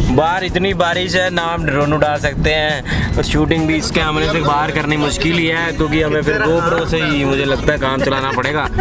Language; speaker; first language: Hindi; non-native, local second language; Punjabi